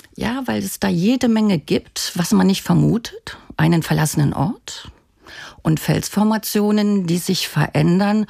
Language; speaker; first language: German; native; German